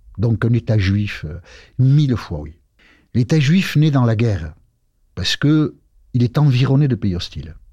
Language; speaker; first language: French; non-native, local second language; Basque